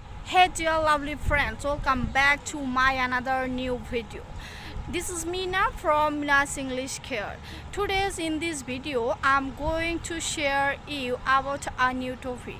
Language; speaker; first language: English; non-native, local second language; Bangla